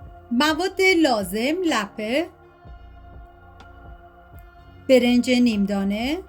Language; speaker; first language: Persian; native; Persian